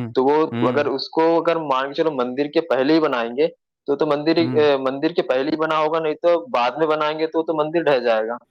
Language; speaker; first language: Hindi; native; Hindi